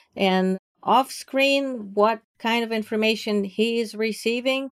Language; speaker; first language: English; non-native, fluent; Ukrainian